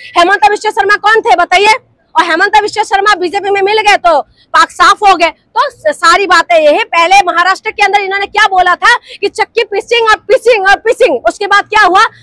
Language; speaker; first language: Hindi; non-native, local second language; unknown